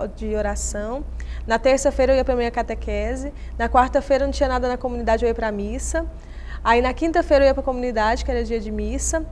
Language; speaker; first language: Portuguese; native; Portuguese